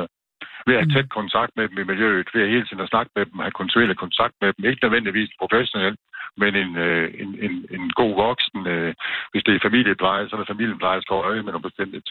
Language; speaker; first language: Danish; native; Danish